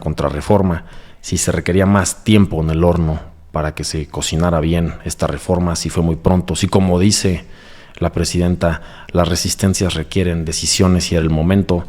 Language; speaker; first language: Spanish; native; Spanish